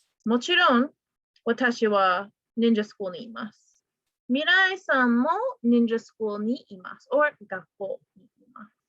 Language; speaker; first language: Japanese; non-native, fluent; English